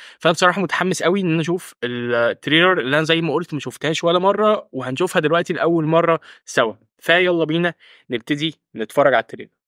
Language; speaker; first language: Arabic; native; Arabic